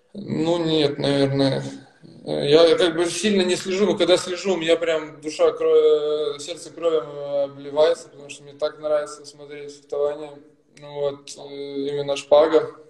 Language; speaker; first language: Russian; native; Russian